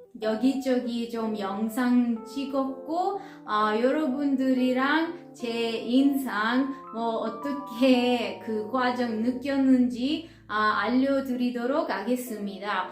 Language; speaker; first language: Korean; non-native, fluent; Italian